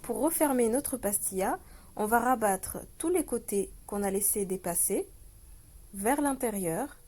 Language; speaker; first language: French; non-native, local second language; Arabic